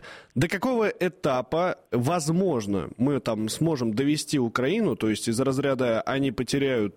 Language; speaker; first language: Russian; native; Russian